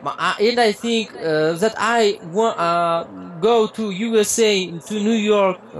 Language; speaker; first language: English; non-native, learner; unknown